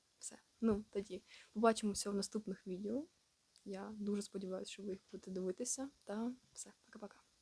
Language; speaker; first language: Ukrainian; non-native, local second language; Russian